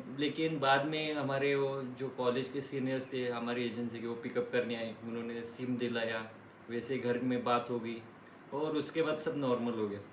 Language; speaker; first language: Hindi; non-native, local second language; Marathi